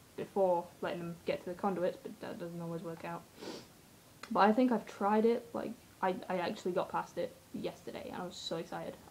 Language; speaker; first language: English; native; English